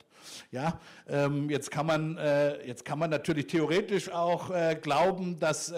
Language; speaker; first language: German; native; German